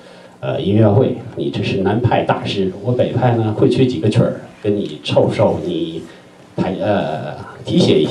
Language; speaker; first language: Chinese; native; Chinese